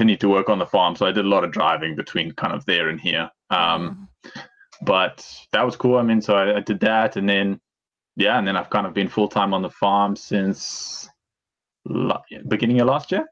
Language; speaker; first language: English; native; English